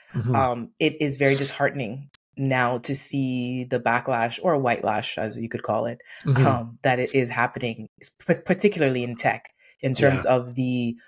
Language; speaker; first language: English; native; English